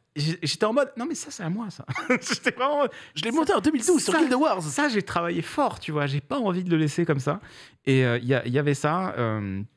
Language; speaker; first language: French; native; French